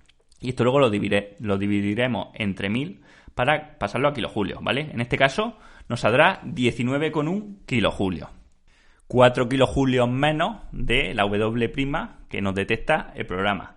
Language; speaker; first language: Spanish; native; Spanish